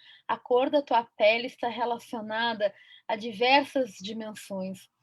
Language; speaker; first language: Portuguese; native; Portuguese